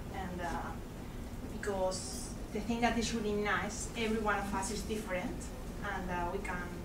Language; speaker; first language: English; non-native, fluent; Spanish